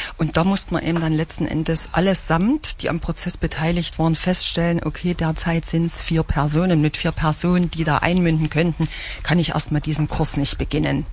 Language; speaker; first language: German; native; German